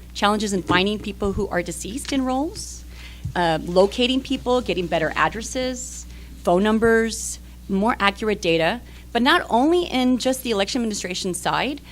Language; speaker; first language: English; native; English